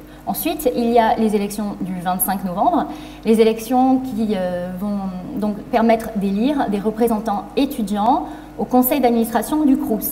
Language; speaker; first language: French; native; French